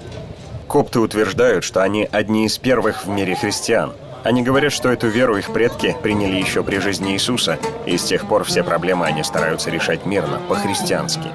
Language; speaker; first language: Russian; native; Russian